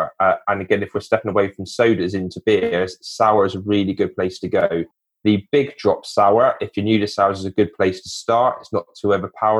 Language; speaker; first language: English; native; English